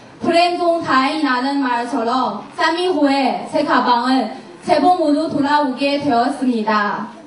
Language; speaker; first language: Korean; non-native, learner; Chinese